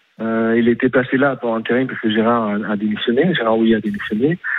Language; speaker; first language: French; native; French